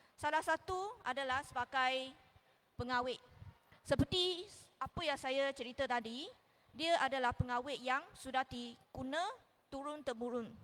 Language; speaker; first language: Malay; non-native, local second language; Chinese